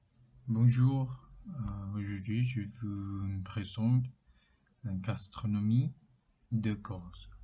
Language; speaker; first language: French; non-native, learner; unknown